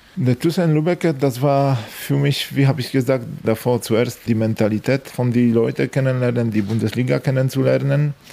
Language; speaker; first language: German; non-native, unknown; Polish